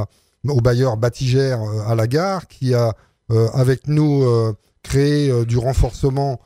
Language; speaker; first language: French; native; French